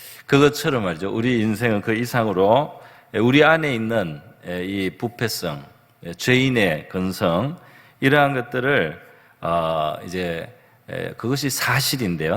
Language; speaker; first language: Korean; native; Korean